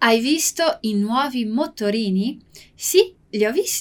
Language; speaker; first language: Italian; non-native, fluent; Portuguese